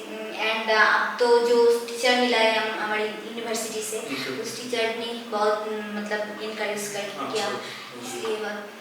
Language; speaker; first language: Hindi; non-native, local second language; Bangla